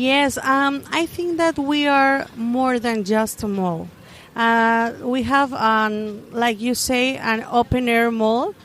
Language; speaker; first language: English; non-native, learner; Spanish